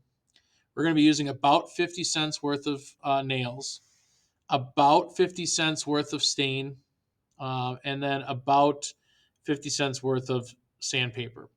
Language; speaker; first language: English; native; English